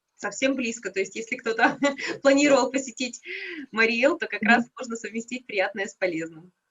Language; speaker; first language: Russian; native; Russian